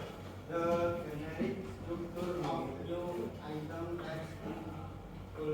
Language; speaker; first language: English; non-native, learner; Indonesian